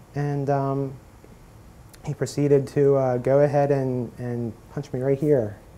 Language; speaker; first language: English; native; English